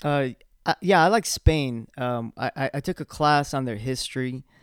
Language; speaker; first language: English; early bilingual, other home language; Spanish